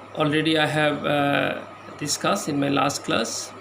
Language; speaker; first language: English; non-native, local second language; Assamese